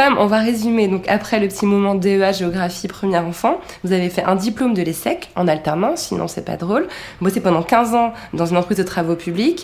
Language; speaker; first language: French; native; French